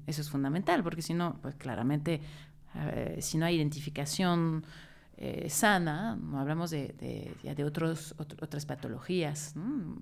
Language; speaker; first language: Spanish; non-native, fluent; French